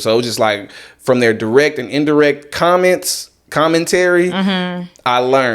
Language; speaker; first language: English; native; English